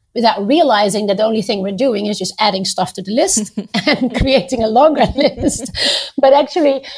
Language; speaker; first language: English; non-native, fluent; Dutch